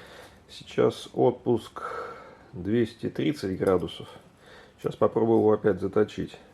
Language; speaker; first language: Russian; native; Russian